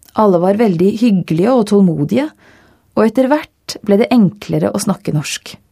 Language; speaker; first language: Norwegian; non-native, fluent; Dutch